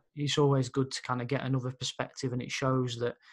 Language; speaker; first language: English; native; English